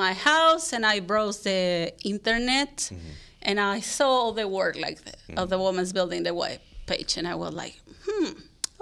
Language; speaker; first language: English; non-native, fluent; Spanish